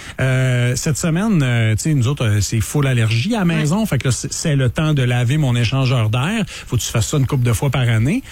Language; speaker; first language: French; native; French